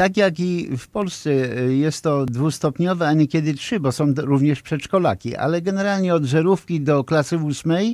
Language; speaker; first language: Polish; native; Polish